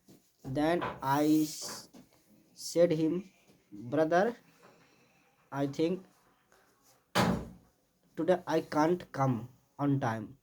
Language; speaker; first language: English; non-native, learner; Hindi